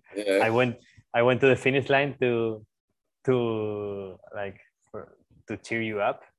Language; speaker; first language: English; non-native, fluent; Spanish